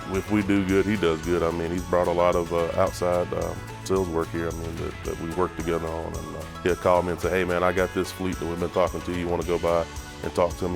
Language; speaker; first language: English; native; English